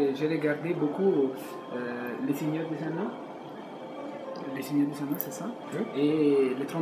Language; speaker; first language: French; non-native, fluent; Italian